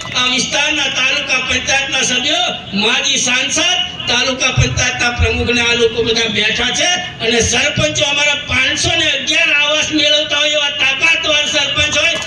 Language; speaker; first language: Gujarati; non-native, local second language; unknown